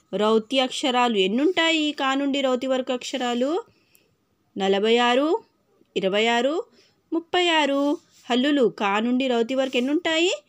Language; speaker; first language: Telugu; non-native, local second language; Urdu